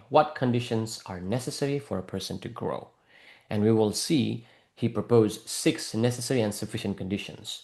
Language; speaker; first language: English; non-native, fluent; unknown